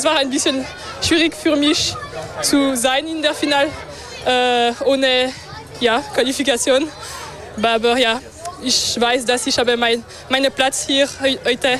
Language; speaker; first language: German; non-native, local second language; French